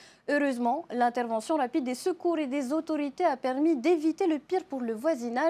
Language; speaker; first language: French; native; French